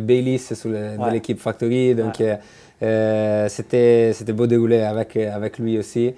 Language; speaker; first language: French; non-native, fluent; Italian